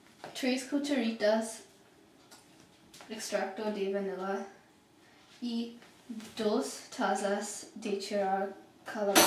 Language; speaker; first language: Spanish; non-native, learner; English